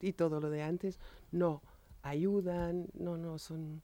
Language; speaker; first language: Spanish; non-native, fluent; French